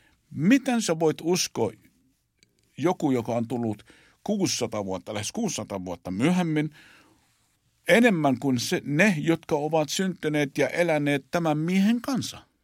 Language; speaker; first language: Finnish; non-native, fluent; Arabic